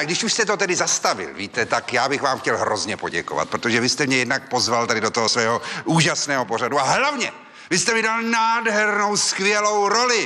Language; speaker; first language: Czech; native; Czech